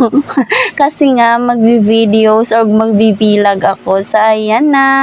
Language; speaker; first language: Filipino; native; Filipino